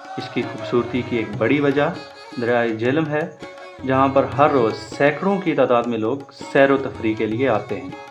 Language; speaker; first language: Urdu; non-native, local second language; Punjabi